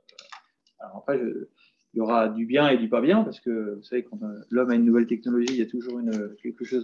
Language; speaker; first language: French; native; French